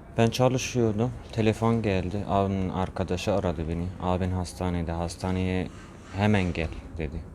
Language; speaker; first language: Turkish; non-native, fluent; Arabic